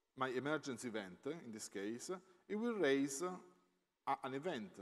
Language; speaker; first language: English; non-native, fluent; Italian